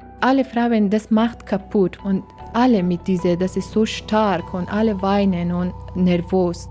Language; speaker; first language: German; non-native, learner; Persian